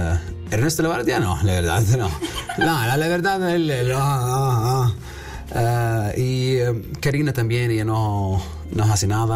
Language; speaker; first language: Spanish; non-native, learner; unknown